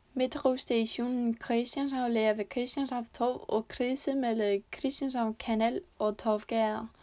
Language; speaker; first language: Danish; non-native, learner; Icelandic